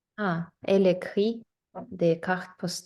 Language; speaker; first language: French; non-native, learner; English